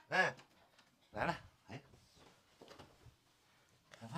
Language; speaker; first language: Chinese; native; Chinese